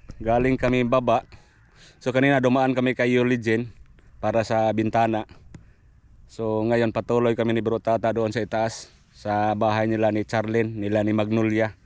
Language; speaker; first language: Filipino; native; Filipino